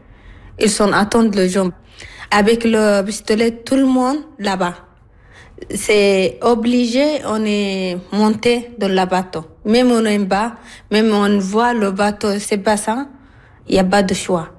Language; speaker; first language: French; non-native, learner; Arabic